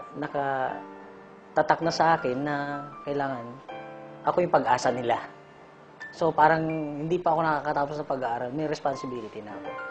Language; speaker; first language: Filipino; non-native, local second language; Iloko